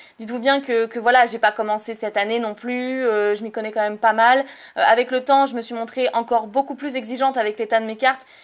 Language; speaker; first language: French; native; French